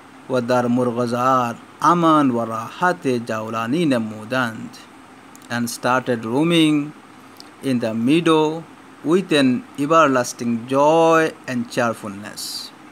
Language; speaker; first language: English; non-native, local second language; Sylheti